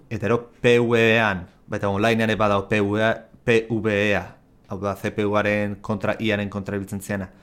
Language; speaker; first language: Basque; native; Basque